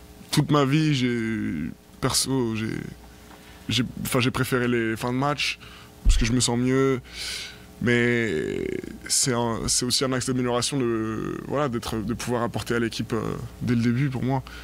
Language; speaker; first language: French; native; French